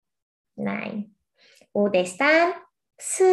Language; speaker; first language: Finnish; non-native, fluent; Korean